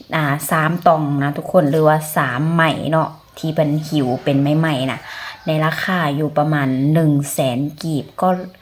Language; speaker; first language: Thai; native; Thai